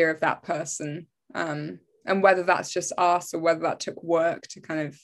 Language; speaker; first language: English; native; English